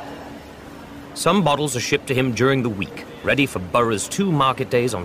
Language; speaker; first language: English; native; English